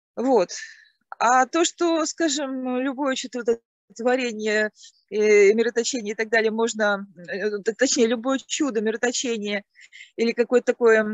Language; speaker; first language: Russian; native; Russian